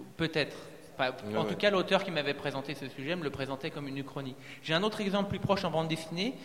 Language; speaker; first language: French; native; French